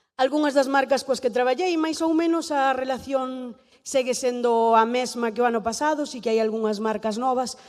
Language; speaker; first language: Galician; native; Galician